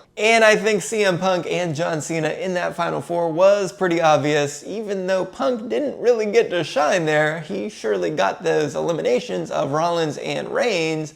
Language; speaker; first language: English; native; English